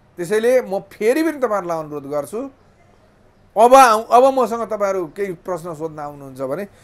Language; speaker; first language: Nepali; native; Nepali